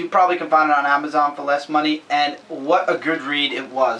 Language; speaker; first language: English; native; English